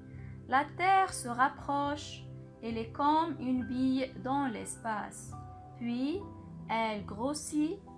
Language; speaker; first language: French; non-native, local second language; Arabic